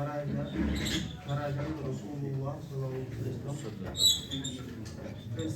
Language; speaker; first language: Arabic; non-native, learner; Urdu